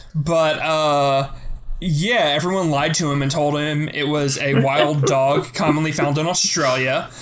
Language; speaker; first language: English; native; English